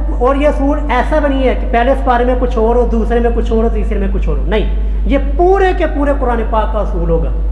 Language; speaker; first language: Urdu; non-native, local second language; Punjabi